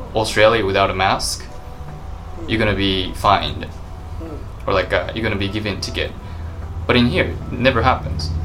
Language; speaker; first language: English; non-native, fluent; Japanese